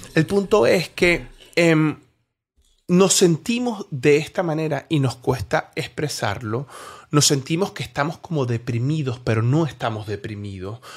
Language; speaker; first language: Spanish; native; Spanish